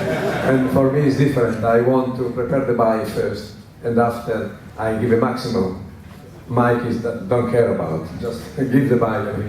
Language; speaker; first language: English; non-native, learner; Italian